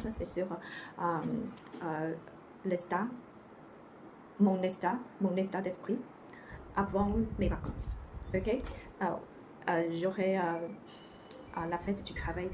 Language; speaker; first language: French; non-native, learner; Chinese